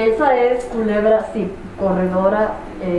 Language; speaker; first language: Spanish; native; Spanish